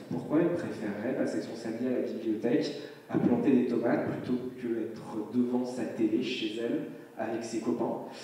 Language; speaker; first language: French; native; French